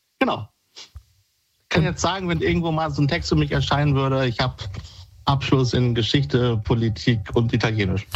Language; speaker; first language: German; native; German